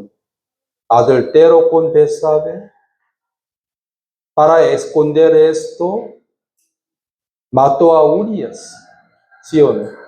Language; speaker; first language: Spanish; non-native, fluent; Korean